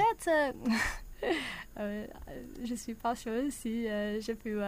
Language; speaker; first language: French; non-native, learner; English